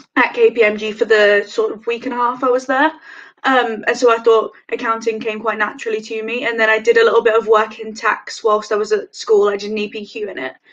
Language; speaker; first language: English; native; English